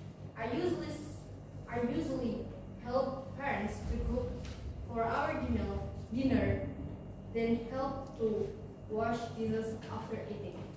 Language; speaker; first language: English; non-native, learner; Indonesian